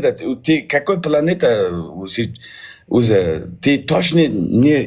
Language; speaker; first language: Russian; non-native, learner; Uzbek